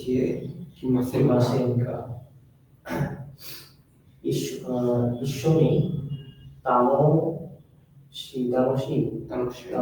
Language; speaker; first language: Japanese; non-native, learner; Bangla